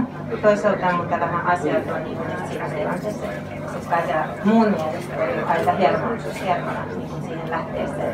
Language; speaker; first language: Finnish; non-native, fluent; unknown